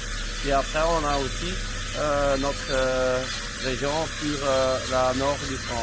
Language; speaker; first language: French; non-native, local second language; Dutch